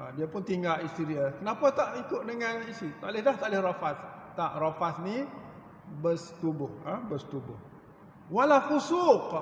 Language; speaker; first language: Malay; native; Malay